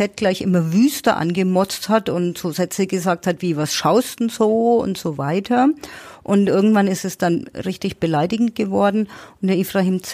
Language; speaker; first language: German; native; German